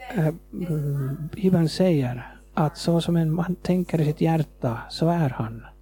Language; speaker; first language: Swedish; non-native, fluent; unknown